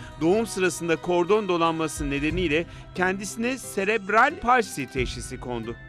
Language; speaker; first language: Turkish; native; Turkish